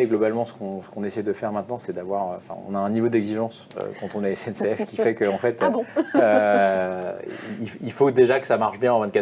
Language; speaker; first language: French; native; French